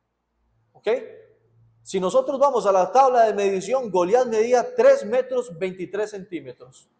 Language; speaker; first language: Spanish; native; Spanish